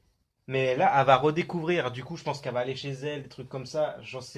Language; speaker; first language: French; native; French